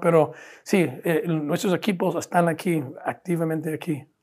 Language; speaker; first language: Spanish; non-native, fluent; English